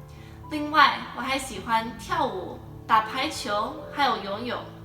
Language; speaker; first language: Chinese; early bilingual, heritage; Chinese